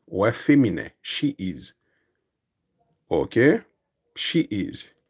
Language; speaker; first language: English; non-native, fluent; Haitian Creole